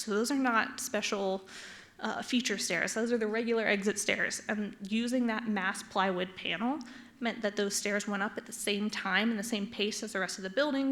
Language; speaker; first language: English; native; English